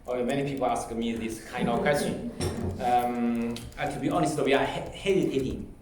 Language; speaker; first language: English; non-native, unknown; Chinese